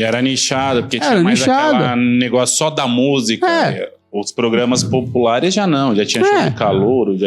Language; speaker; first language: Portuguese; native; Portuguese